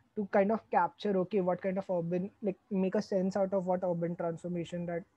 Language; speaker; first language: English; non-native, local second language; Hindi